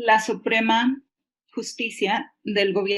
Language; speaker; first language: Spanish; early bilingual, heritage; Spanish